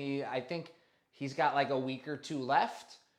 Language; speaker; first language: English; native; English